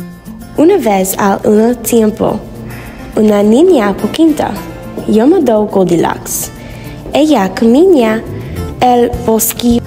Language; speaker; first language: Spanish; non-native, learner; English